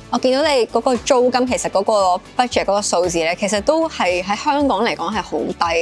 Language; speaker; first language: Cantonese; native; Cantonese